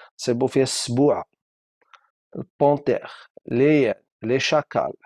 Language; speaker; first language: French; non-native, local second language; Arabic